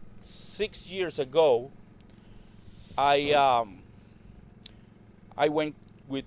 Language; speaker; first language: English; non-native, learner; Spanish